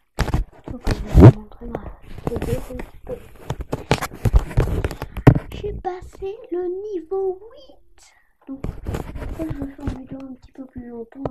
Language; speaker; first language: French; native; French